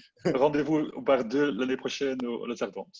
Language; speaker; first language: French; non-native, local second language; Dutch